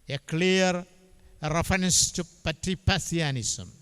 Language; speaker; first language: English; non-native, local second language; Malayalam